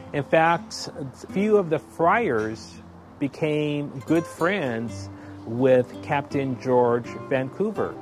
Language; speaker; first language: English; native; English